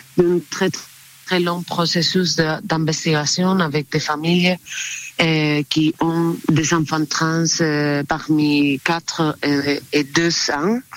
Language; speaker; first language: French; non-native, learner; Spanish